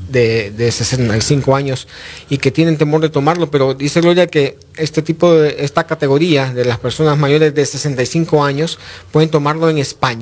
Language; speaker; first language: Spanish; native; Spanish